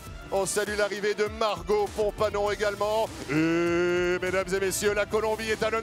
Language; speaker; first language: French; native; French